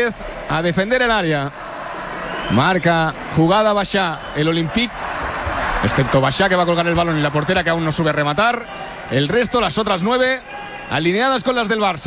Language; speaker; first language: Spanish; native; Spanish